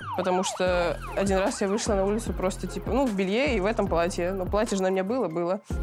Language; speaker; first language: Russian; native; Russian